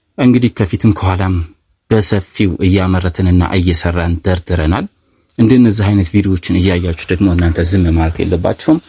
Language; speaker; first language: Amharic; native; Amharic